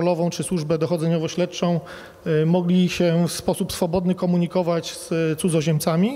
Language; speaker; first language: Polish; native; Polish